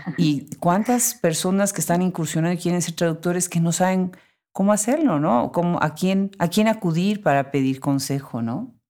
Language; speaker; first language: Spanish; native; Spanish